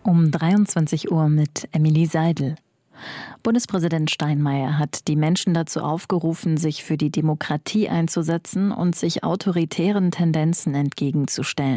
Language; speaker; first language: German; native; German